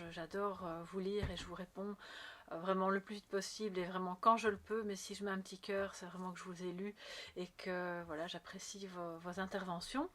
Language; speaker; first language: French; native; French